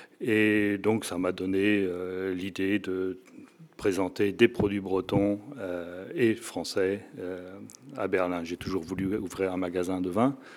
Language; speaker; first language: French; native; French